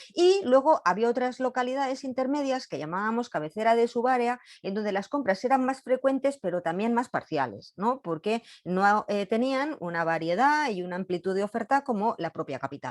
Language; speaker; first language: Spanish; native; Spanish